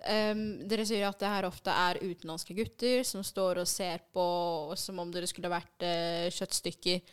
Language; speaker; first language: Norwegian; early bilingual, other home language; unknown